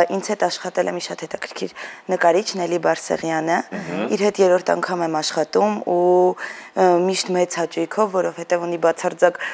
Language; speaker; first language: Armenian; native; Armenian